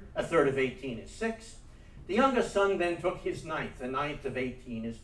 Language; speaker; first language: English; native; English